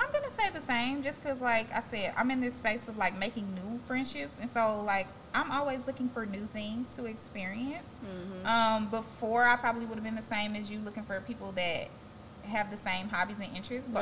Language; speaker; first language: English; native; English